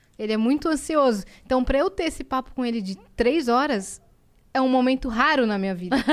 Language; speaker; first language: Portuguese; native; Portuguese